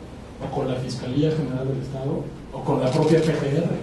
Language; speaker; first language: Spanish; native; Spanish